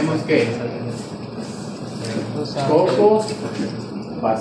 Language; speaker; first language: Spanish; native; Spanish